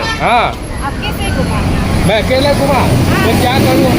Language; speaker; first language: Hindi; non-native, local second language; Telugu